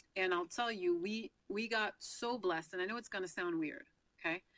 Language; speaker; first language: English; non-native, fluent; French